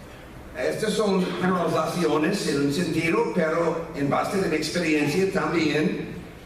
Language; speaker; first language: Spanish; non-native, fluent; English